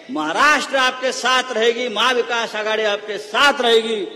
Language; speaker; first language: Hindi; non-native, local second language; Marathi